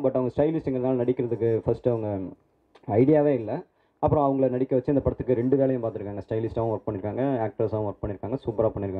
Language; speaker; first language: Tamil; native; Tamil